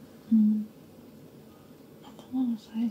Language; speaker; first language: Japanese; non-native, learner; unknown